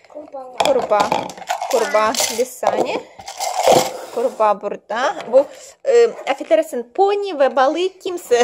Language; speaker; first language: Turkish; non-native, learner; Russian